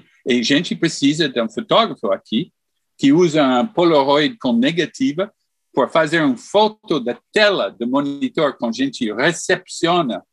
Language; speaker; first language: Portuguese; non-native, fluent; English